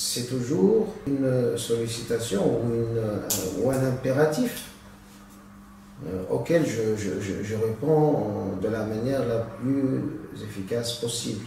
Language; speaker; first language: French; non-native, local second language; Arabic